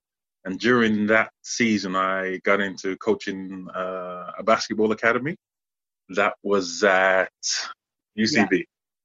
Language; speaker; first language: English; native; English